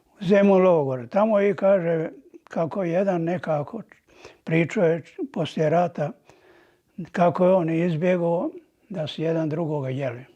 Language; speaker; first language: Bosnian; native; Bosnian